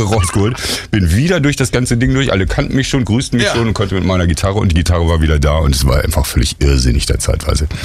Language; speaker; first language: German; native; German